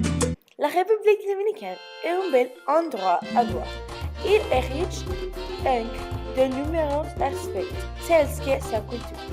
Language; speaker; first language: French; non-native, learner; Spanish